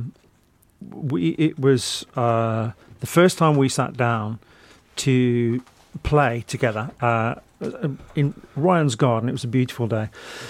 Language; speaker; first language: English; native; English